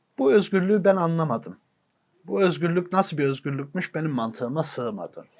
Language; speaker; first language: Turkish; early bilingual, heritage; Turkish